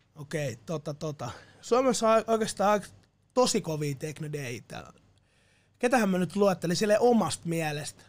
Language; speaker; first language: Finnish; native; Finnish